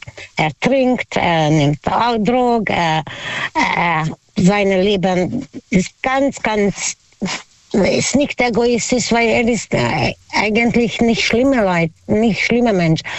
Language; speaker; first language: German; non-native, learner; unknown